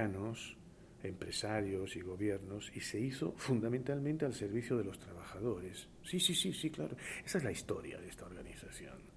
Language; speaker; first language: Spanish; early bilingual, heritage; Spanish